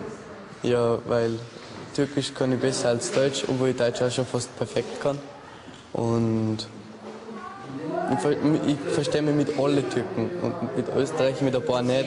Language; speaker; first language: German; early bilingual, other home language; Turkish